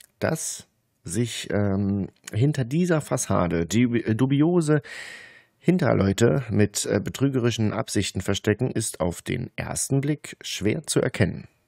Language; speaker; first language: German; native; German